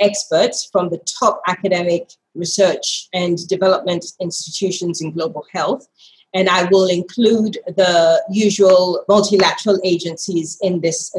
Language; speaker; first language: English; non-native, local second language; Ga